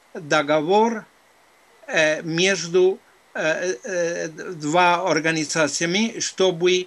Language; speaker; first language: Russian; non-native, fluent; Spanish